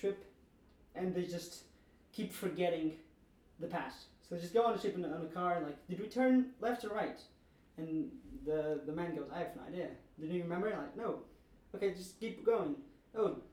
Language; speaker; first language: English; non-native, fluent; Portuguese